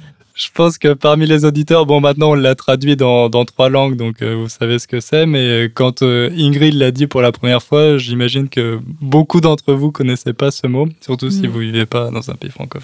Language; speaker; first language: French; native; French